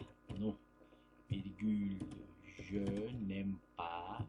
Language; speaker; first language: French; non-native, fluent; Turkish